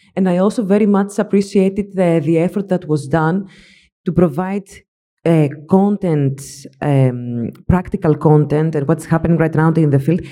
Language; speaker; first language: English; non-native, fluent; Greek